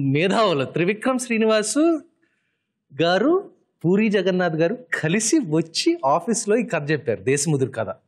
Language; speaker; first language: Telugu; native; Telugu